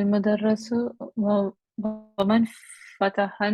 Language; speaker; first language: Arabic; non-native, learner; Urdu